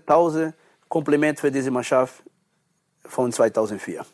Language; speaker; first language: German; non-native, learner; Portuguese